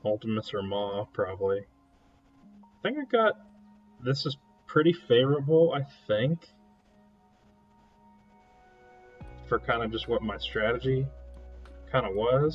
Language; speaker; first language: English; native; English